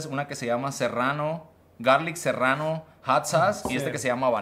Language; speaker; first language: Spanish; native; Spanish